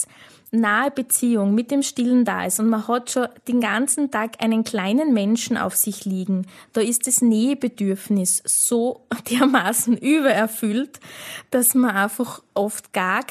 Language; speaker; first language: German; native; German